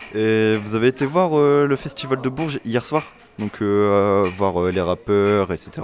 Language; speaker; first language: French; native; French